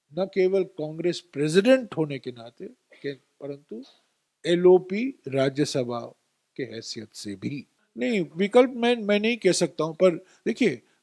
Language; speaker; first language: Hindi; non-native, local second language; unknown